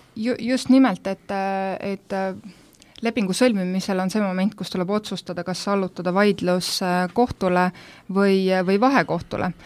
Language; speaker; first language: Estonian; native; Estonian